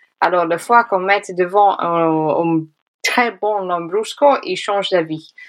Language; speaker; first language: French; non-native, fluent; English